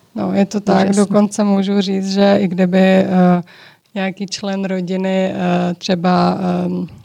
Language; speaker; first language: Czech; early bilingual, other home language; Georgian